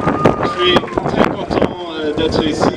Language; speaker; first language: French; non-native, learner; German